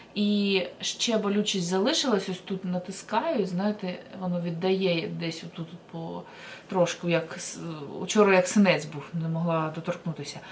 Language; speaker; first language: Ukrainian; non-native, local second language; Russian